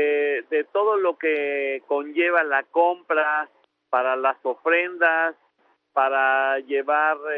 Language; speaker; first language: Spanish; native; Spanish